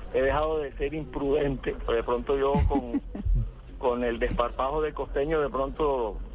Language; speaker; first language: Spanish; native; Spanish